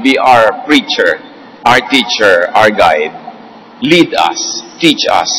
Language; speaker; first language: English; non-native, local second language; Filipino